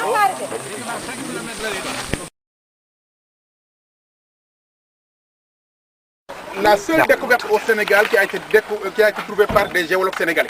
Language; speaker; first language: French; non-native, local second language; Wolof